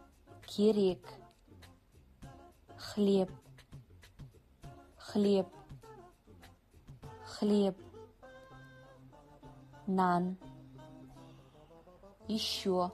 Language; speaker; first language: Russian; non-native, fluent; Kazakh